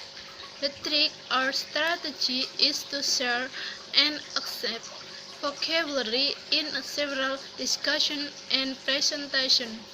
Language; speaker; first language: English; non-native, learner; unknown